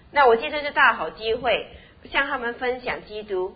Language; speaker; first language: Chinese; native; Chinese